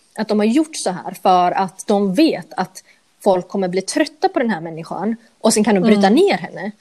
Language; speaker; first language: Swedish; non-native, local second language; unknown